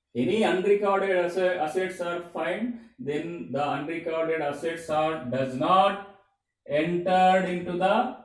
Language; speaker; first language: English; non-native, local second language; Telugu